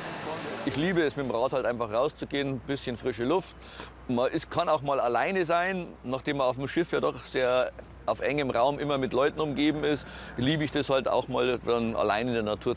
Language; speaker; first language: German; native; German